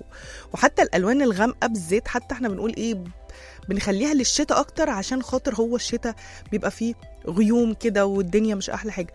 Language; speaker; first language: Arabic; native; Arabic